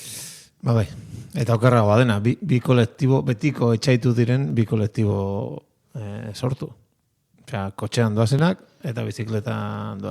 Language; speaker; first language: Basque; native; Basque